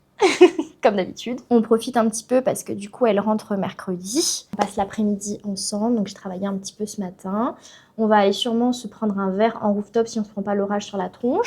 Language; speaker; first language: French; native; French